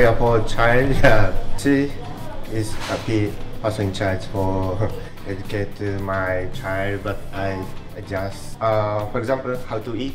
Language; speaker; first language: English; non-native, learner; Japanese